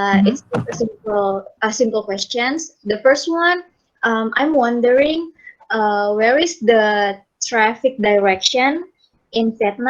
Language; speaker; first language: English; non-native, fluent; Indonesian